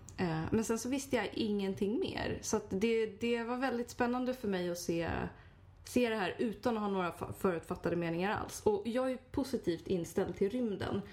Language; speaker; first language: Swedish; native; Swedish